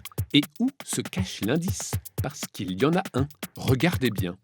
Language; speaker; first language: French; native; French